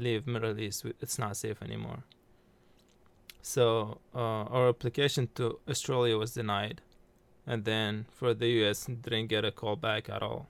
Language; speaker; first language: English; early bilingual, other home language; Arabic